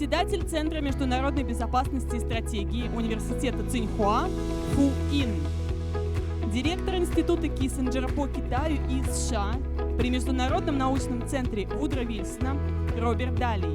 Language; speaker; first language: Russian; native; Russian